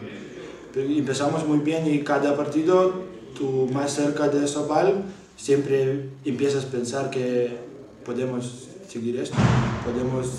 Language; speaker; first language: Spanish; non-native, learner; Lithuanian